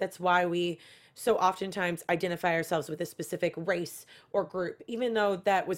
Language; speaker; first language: English; native; English